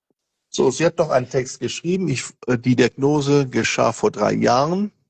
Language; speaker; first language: German; non-native, fluent; Portuguese